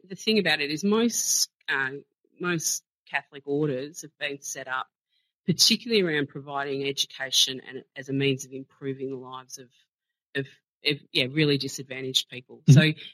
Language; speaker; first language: English; native; English